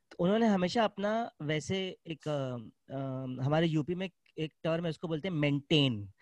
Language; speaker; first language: Hindi; native; Hindi